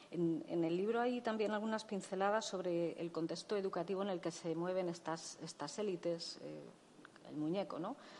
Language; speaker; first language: Spanish; native; Spanish